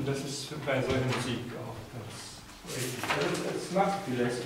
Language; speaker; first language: German; non-native, fluent; Japanese